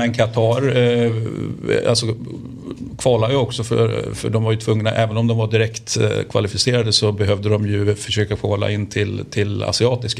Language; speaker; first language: Swedish; native; Swedish